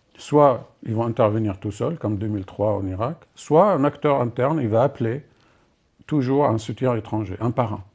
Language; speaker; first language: French; non-native, fluent; Arabic